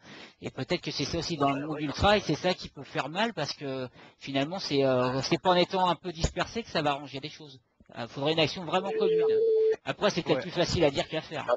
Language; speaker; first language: French; native; French